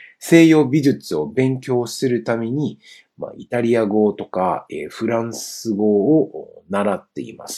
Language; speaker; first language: Japanese; non-native, fluent; Chinese